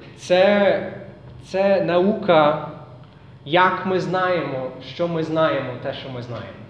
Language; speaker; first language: Ukrainian; non-native, fluent; English